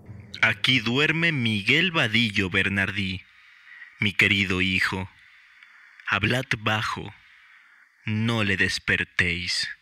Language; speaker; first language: Spanish; native; Spanish